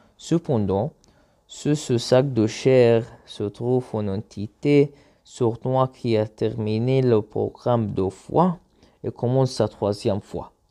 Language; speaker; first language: French; non-native, learner; Arabic